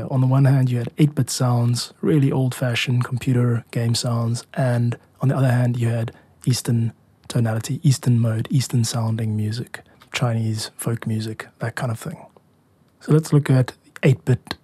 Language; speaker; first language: English; native; English